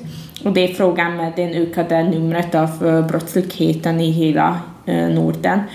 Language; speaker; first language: Swedish; non-native, fluent; Hungarian